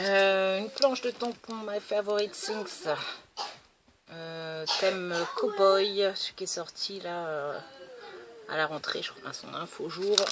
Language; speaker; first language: French; native; French